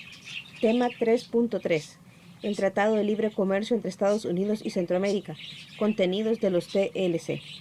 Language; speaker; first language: Spanish; native; Spanish